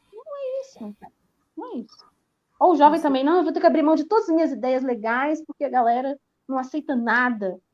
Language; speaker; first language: Portuguese; native; Portuguese